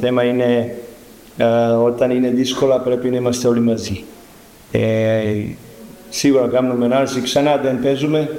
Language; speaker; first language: Greek; non-native, learner; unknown